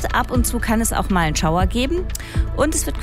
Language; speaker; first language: German; native; German